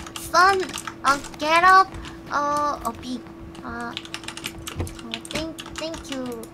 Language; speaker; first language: English; non-native, learner; Korean